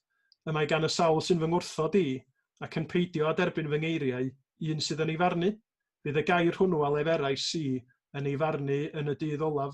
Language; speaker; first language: Welsh; native; Welsh